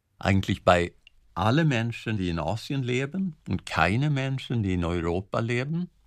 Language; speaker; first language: German; non-native, fluent; Swedish